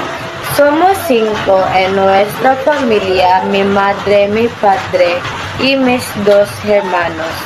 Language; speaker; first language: Spanish; non-native, learner; Cebuano